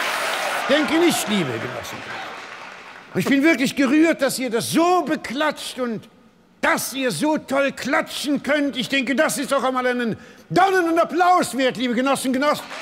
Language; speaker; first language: German; native; German